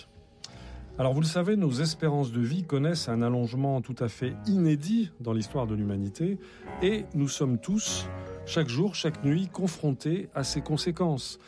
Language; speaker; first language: French; native; French